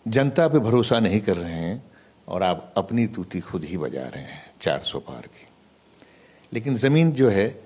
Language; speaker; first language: Hindi; native; Hindi